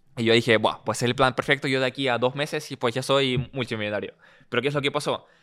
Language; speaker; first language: Spanish; early bilingual, other home language; Russian